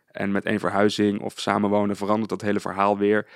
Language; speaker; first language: Dutch; native; Dutch